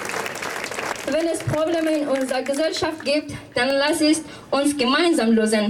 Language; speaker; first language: German; non-native, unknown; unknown